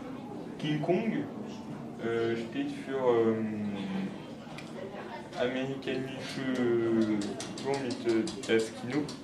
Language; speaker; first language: German; non-native, learner; French